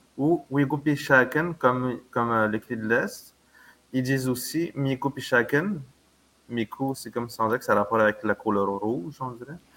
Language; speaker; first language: French; native; French